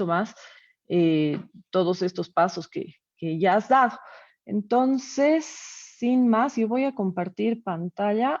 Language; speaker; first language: Spanish; native; Spanish